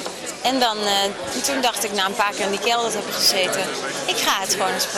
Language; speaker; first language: Dutch; native; Dutch